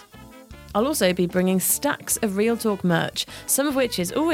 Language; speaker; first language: English; native; English